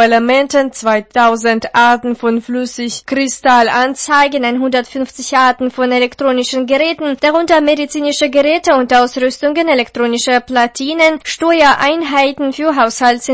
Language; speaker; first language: German; non-native, fluent; Russian